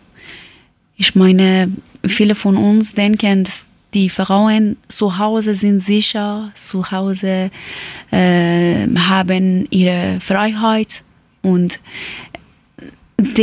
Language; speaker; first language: German; non-native, learner; Persian